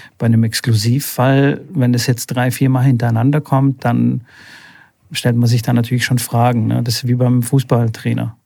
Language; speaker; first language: German; early bilingual, other home language; Bulgarian